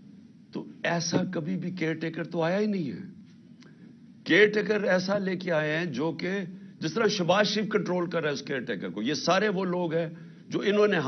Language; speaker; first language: Urdu; native; Urdu